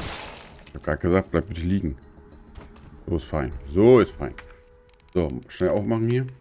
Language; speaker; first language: German; native; German